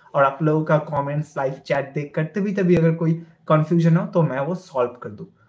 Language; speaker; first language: Hindi; non-native, local second language; Bangla